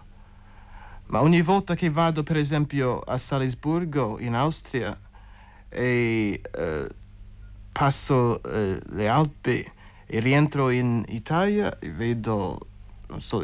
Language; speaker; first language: Italian; non-native, fluent; English